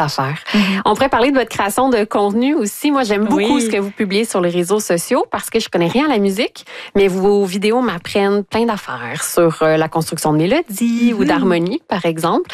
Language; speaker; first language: French; native; French